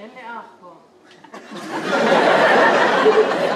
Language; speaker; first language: Hebrew; non-native, local second language; Arabic